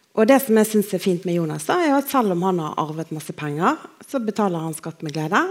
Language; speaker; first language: Norwegian; native; Norwegian